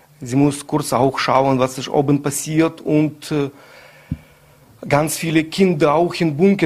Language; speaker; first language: German; non-native, learner; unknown